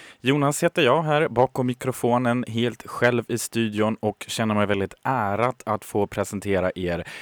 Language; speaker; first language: Swedish; native; Swedish